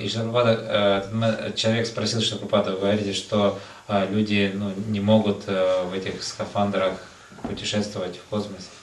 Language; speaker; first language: Russian; native; Russian